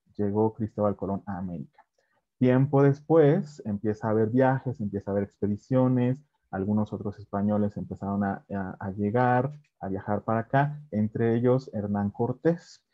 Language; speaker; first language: Spanish; native; Spanish